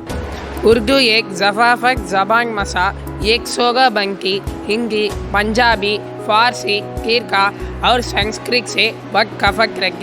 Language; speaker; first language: Hindi; non-native, learner; Tamil